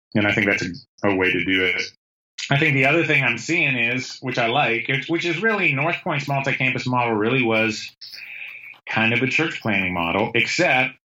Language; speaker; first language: English; native; English